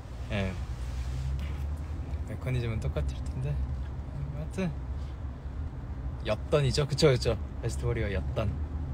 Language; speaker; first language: Korean; early bilingual, heritage; Korean